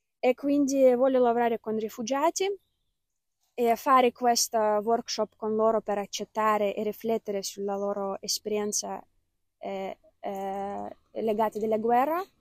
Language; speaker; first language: Italian; non-native, fluent; Ukrainian